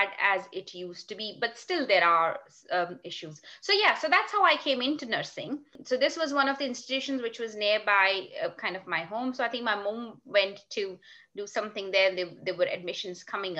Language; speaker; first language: English; non-native, local second language; Urdu